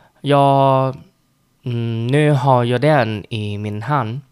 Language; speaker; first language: Swedish; non-native, learner; Vietnamese